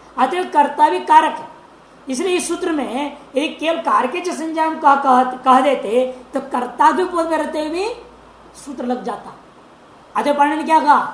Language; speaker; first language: Hindi; non-native, local second language; Marathi